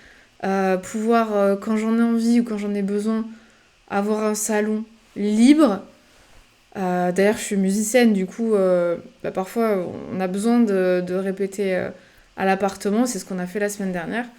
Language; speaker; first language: French; native; French